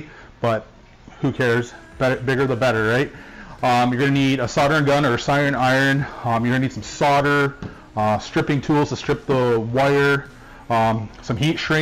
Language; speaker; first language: English; native; English